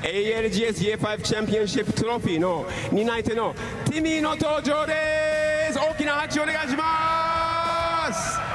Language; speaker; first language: Japanese; native; Japanese